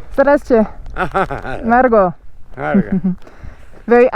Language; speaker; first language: Russian; non-native, learner; French